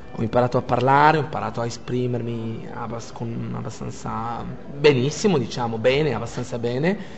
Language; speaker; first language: Italian; non-native, fluent; Arabic